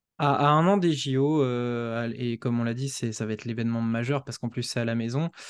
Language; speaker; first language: French; native; French